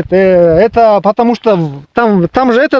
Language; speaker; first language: Russian; non-native, local second language; Kyrgyz